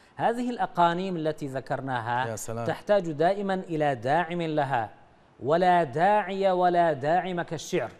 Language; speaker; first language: Arabic; native; Arabic